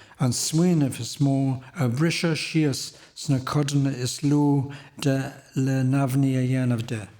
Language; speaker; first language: Irish; native; Irish